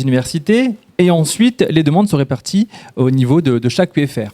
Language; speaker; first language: French; native; French